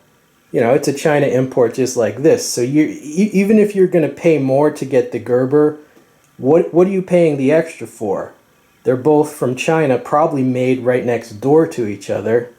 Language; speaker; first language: English; native; English